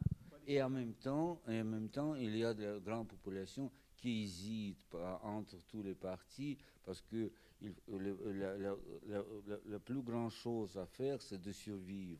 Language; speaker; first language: French; non-native, fluent; Russian